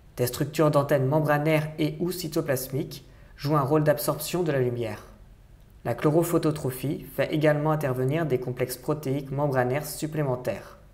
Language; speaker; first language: French; native; French